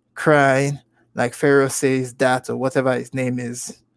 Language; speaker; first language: English; non-native, local second language; Igbo